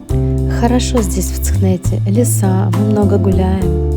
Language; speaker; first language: Russian; native; Russian